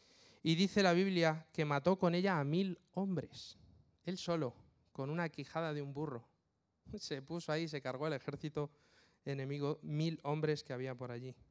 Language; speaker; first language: Spanish; native; Spanish